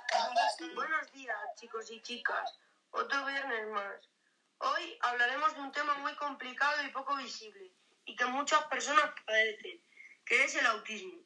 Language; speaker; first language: Spanish; native; Spanish